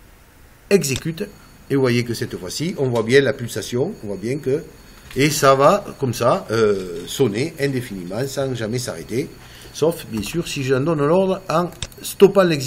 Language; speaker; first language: French; native; French